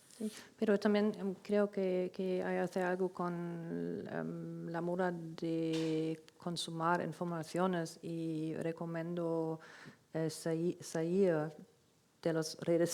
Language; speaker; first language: Spanish; non-native, fluent; German